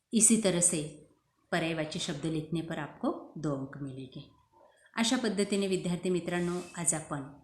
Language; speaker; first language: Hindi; non-native, local second language; Marathi